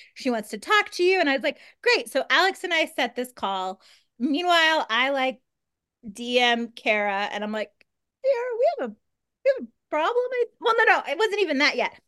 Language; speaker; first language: English; native; English